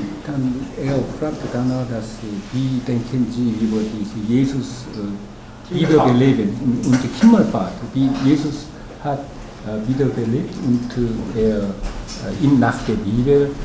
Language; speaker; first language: German; non-native, learner; Korean